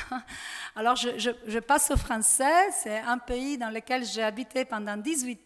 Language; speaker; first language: French; non-native, fluent; Italian